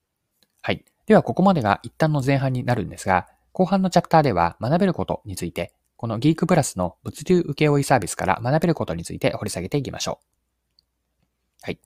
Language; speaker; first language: Japanese; native; Japanese